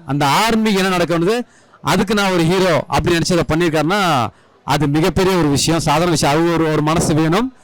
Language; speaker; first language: Tamil; native; Tamil